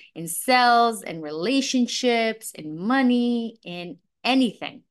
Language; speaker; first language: English; non-native, fluent; Russian